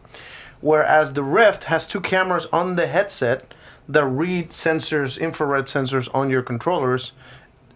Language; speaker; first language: English; non-native, fluent; Spanish